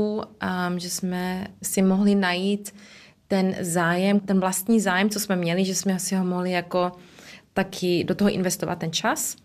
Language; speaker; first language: Czech; early bilingual, heritage; Czech